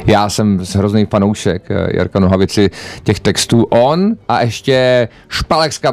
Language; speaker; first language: Czech; native; Czech